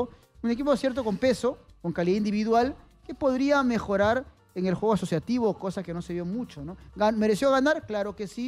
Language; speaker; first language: Spanish; native; Spanish